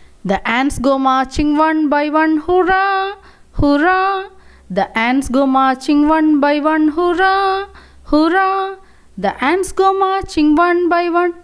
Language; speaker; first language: English; non-native, local second language; Malayalam